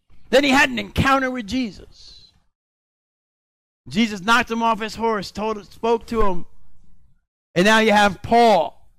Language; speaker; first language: English; native; English